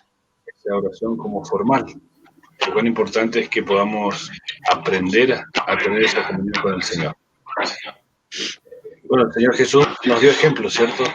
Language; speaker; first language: Spanish; native; Spanish